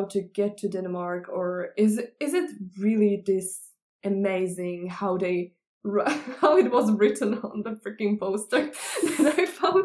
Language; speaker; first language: English; non-native, fluent; Czech